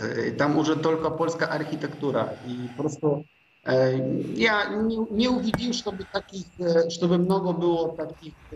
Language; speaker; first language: Russian; non-native, fluent; Polish